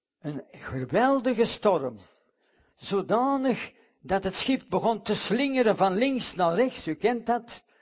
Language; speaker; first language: Dutch; non-native, fluent; English